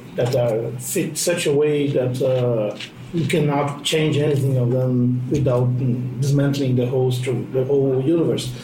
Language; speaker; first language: English; non-native, fluent; Portuguese